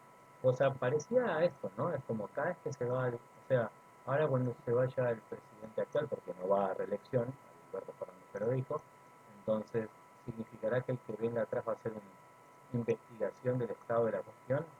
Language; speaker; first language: Spanish; native; Spanish